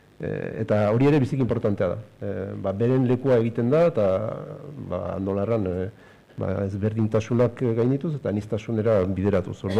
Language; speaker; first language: Basque; native; Basque